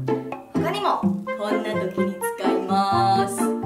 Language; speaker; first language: Japanese; non-native, fluent; Chinese